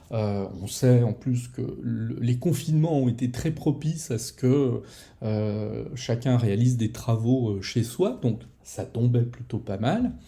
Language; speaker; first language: French; native; French